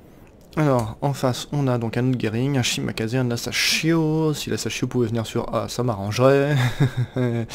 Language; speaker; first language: French; native; French